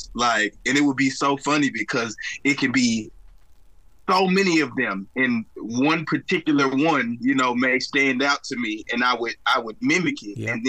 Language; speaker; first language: English; native; English